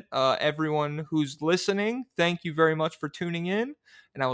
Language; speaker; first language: English; native; English